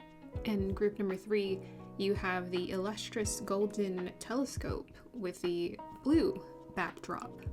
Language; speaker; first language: English; native; English